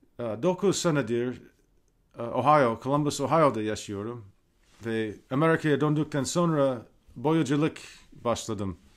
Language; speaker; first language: Turkish; non-native, fluent; English